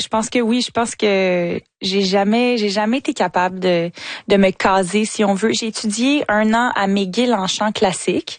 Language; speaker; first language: French; native; French